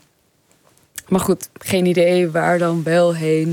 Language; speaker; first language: Dutch; early bilingual, other home language; Persian